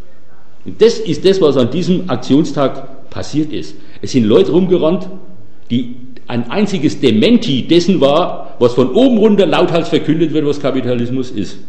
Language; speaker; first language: German; native; German